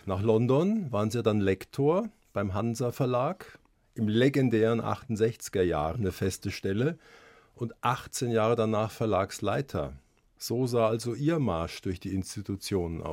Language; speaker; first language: German; native; German